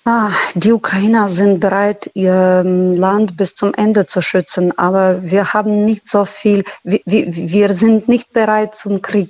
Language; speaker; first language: German; non-native, fluent; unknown